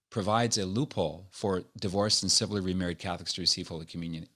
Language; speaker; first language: English; native; English